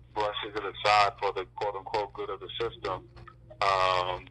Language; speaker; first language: English; native; English